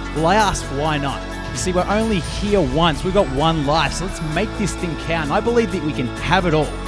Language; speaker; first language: English; native; English